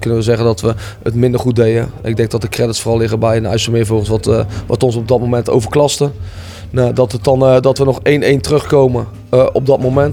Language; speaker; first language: Dutch; native; Dutch